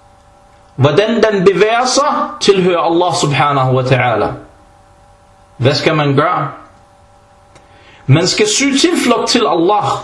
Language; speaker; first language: Danish; early bilingual, other home language; Arabic